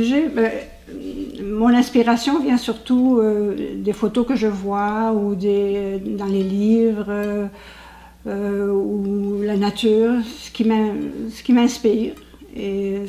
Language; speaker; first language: French; native; French